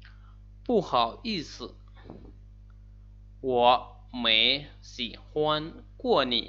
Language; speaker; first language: Chinese; non-native, fluent; Lao